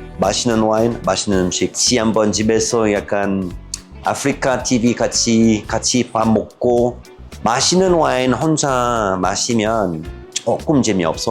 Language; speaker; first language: Korean; non-native, learner; French